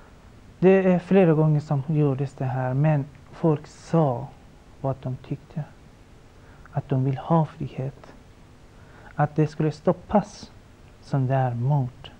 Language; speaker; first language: Swedish; non-native, fluent; Persian